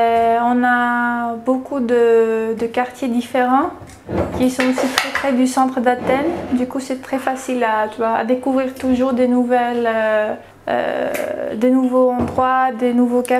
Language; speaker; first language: French; early bilingual, heritage; French